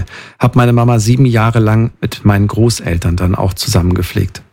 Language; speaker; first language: German; native; German